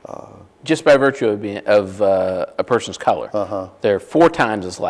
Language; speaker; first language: English; native; English